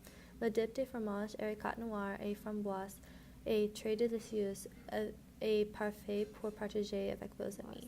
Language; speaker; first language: French; non-native, learner; English